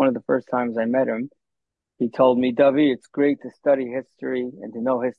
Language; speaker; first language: English; native; English